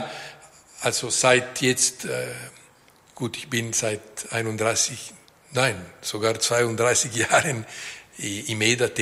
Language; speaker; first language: German; non-native, fluent; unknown